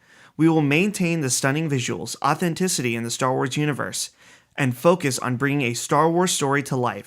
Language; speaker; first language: English; native; English